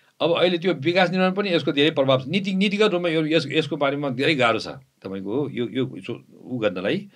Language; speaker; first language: Nepali; non-native, local second language; Tibetan